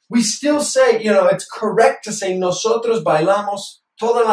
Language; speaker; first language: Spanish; non-native, fluent; English